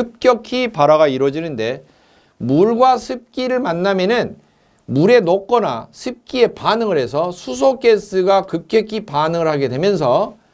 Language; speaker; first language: Korean; native; Korean